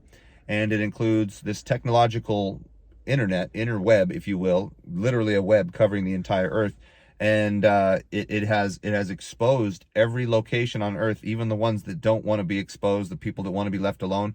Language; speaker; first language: English; native; English